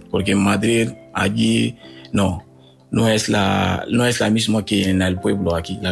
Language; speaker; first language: Spanish; non-native, learner; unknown